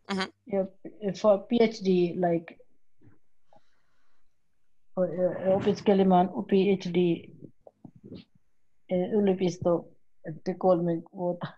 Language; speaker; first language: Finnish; non-native, learner; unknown